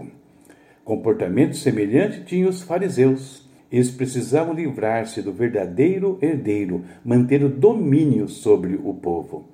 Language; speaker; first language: Portuguese; native; Portuguese